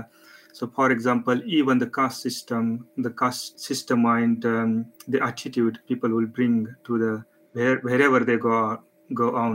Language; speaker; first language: English; non-native, local second language; Marathi